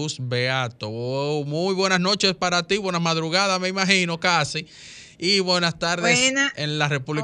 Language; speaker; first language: Spanish; native; Spanish